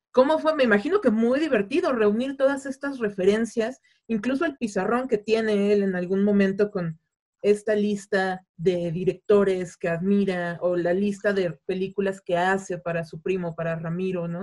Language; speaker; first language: Spanish; native; Spanish